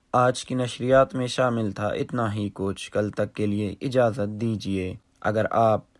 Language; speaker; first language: Urdu; non-native, local second language; Baluchi